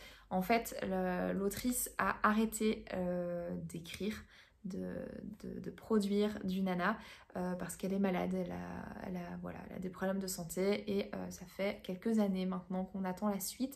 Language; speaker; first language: French; native; French